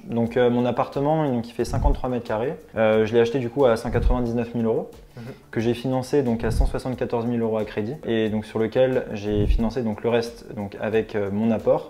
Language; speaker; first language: French; native; French